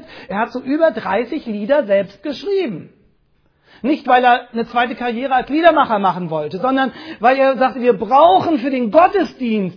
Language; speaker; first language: German; native; German